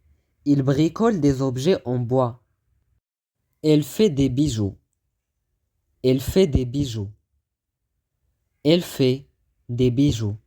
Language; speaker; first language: French; non-native, fluent; Arabic